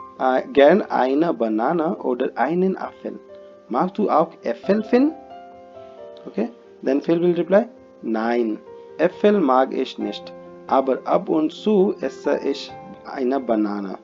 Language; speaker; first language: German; non-native, fluent; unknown